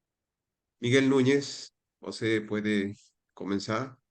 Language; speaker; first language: Portuguese; non-native, learner; Spanish